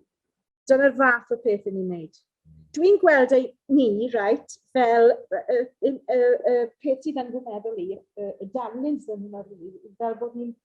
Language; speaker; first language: Welsh; non-native, local second language; English